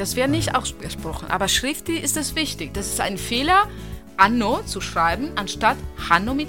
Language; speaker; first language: German; non-native, fluent; Italian